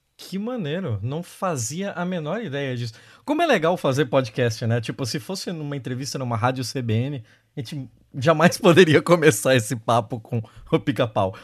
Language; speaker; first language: Portuguese; native; Portuguese